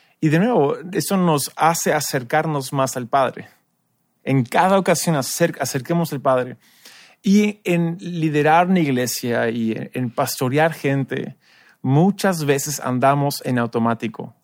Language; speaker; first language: Spanish; early bilingual, other home language; English